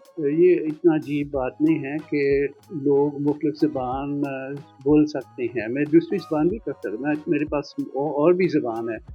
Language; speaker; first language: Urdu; non-native, fluent; Dutch